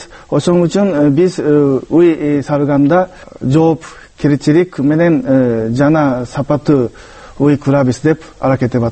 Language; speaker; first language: Kyrgyz; non-native, learner; Japanese